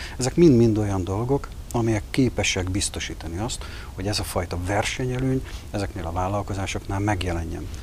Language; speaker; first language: Hungarian; native; Hungarian